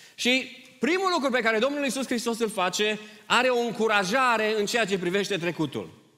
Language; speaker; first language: Romanian; early bilingual, heritage; Romanian